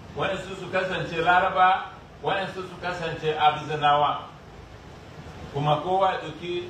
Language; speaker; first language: Hausa; non-native, local second language; Arabic